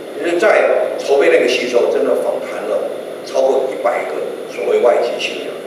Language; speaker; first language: Chinese; native; Chinese